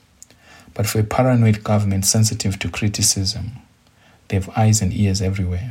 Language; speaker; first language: English; non-native, local second language; Shona